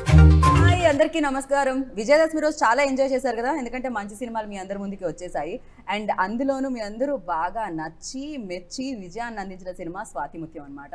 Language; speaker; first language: Telugu; native; Telugu